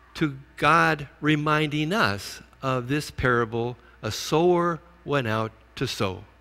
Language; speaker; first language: English; native; English